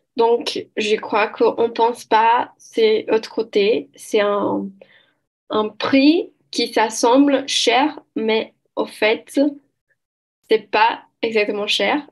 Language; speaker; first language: French; non-native, learner; Portuguese